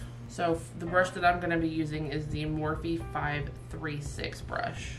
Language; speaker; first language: English; native; English